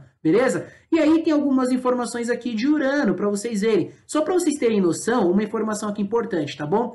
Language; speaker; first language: Portuguese; native; Portuguese